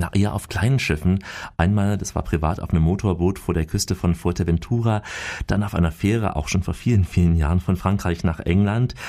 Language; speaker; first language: German; native; German